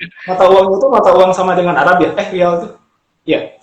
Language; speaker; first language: Indonesian; native; Indonesian